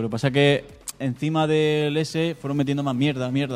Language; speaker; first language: Spanish; native; Spanish